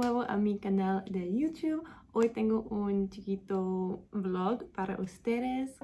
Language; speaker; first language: Spanish; non-native, learner; English